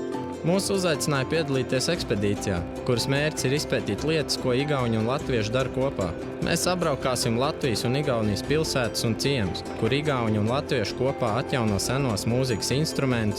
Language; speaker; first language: Latvian; native; Latvian